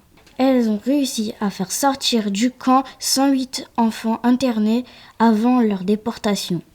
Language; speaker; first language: French; native; French